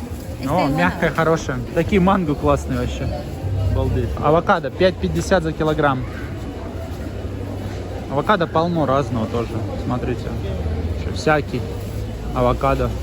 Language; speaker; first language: Russian; native; Russian